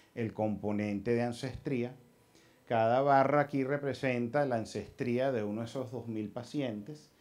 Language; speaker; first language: Spanish; early bilingual, heritage; Spanish